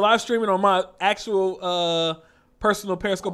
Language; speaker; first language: English; native; English